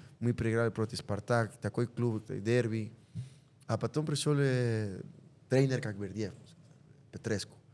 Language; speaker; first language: Russian; non-native, learner; Spanish